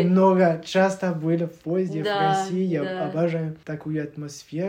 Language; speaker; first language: Russian; non-native, learner; French